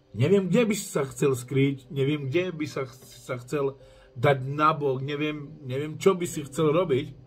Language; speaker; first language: Slovak; non-native, local second language; Romany